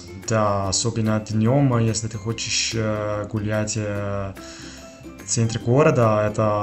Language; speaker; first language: Russian; non-native, fluent; Italian